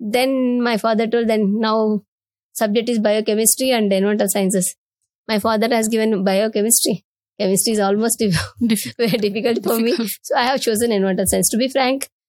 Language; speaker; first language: English; non-native, local second language; Telugu